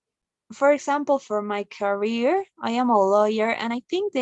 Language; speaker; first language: English; non-native, learner; Spanish